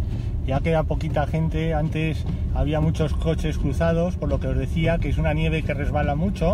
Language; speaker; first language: Spanish; native; Spanish